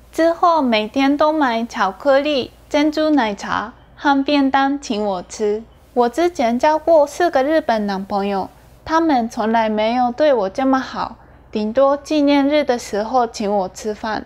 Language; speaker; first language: Chinese; non-native, fluent; Japanese